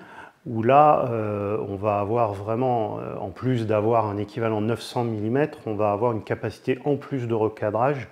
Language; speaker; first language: French; native; French